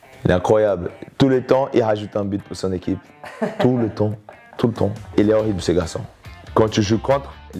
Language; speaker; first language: French; native; French